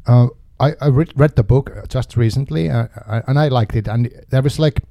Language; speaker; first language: English; non-native, fluent; Finnish